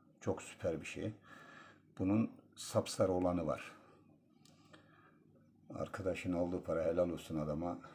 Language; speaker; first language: Turkish; native; Turkish